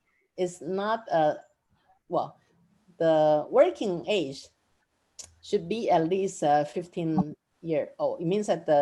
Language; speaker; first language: English; non-native, fluent; Chinese